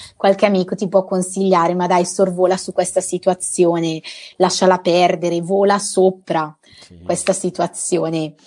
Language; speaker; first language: Italian; native; Italian